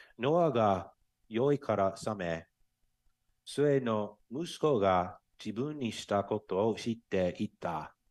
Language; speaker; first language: Japanese; non-native, fluent; English